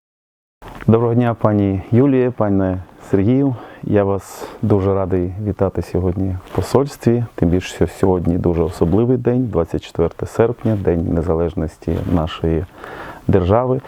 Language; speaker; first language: Ukrainian; native; Ukrainian